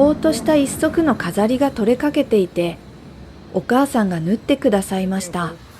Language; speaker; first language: Japanese; native; Japanese